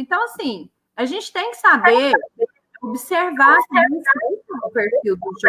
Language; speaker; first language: Portuguese; native; Portuguese